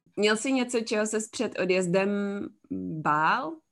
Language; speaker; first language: Czech; native; Czech